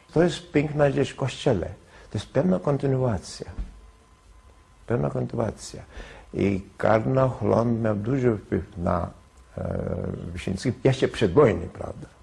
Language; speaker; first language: Polish; non-native, learner; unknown